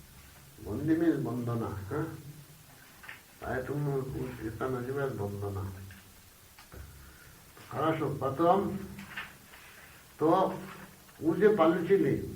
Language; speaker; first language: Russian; non-native, learner; Bangla